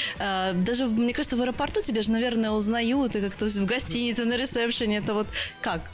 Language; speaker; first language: Russian; native; Russian